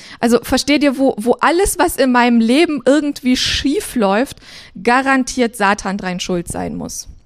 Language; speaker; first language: German; early bilingual, other home language; Romanian